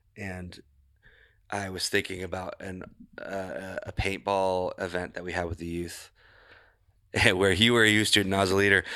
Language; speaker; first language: English; native; English